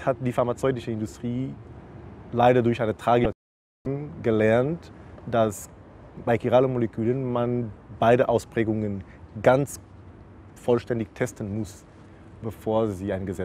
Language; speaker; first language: German; non-native, fluent; Portuguese